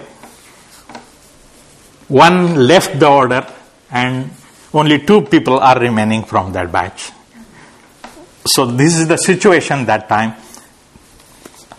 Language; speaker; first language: English; non-native, local second language; Marathi